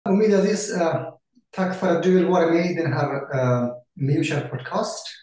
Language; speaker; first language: Swedish; non-native, fluent; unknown